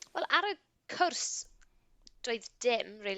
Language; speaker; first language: Welsh; non-native, local second language; English